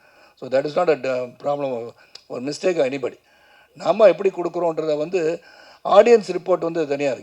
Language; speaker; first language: Tamil; native; Tamil